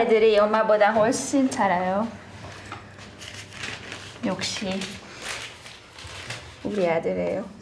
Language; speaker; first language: Korean; non-native, learner; Hungarian